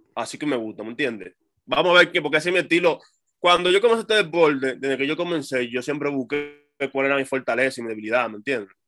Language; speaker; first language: Spanish; native; Spanish